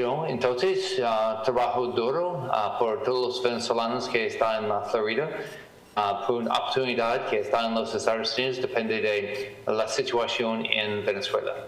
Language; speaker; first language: Spanish; non-native, learner; English